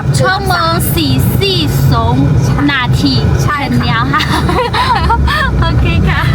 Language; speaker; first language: Thai; non-native, learner; Chinese